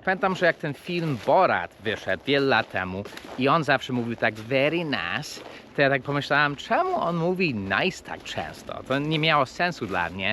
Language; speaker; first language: Polish; non-native, fluent; English